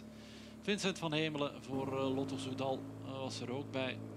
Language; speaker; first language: Dutch; native; Dutch